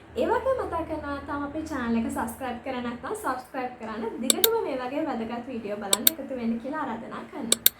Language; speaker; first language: Sinhala; native; Sinhala